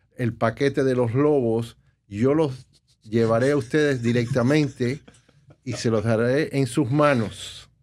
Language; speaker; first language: Spanish; native; Spanish